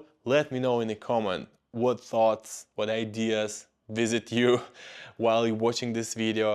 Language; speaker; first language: English; non-native, fluent; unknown